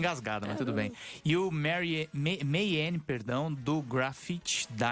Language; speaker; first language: Portuguese; native; Portuguese